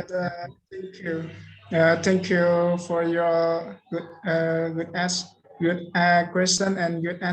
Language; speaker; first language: English; non-native, learner; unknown